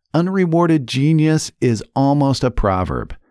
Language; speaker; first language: English; native; English